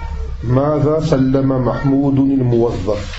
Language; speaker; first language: Arabic; non-native, fluent; French